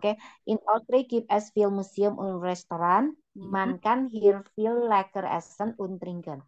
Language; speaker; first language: German; non-native, learner; Indonesian